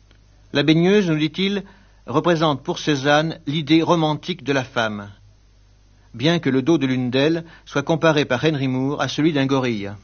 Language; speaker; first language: French; native; French